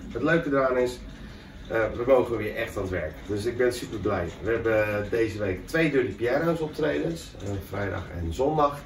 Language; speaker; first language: Dutch; native; Dutch